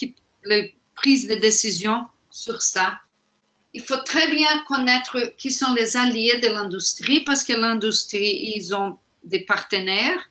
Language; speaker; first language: French; non-native, fluent; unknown